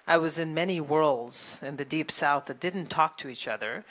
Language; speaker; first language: English; native; English